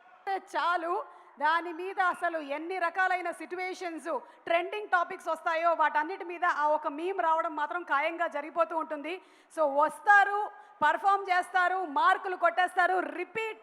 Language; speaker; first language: Telugu; native; Telugu